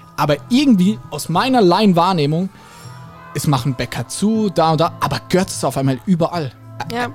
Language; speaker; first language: German; native; German